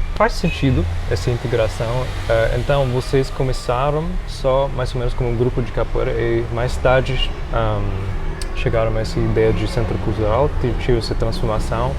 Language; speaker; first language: Portuguese; non-native, fluent; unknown